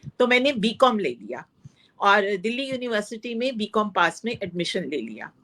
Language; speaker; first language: Hindi; non-native, local second language; Punjabi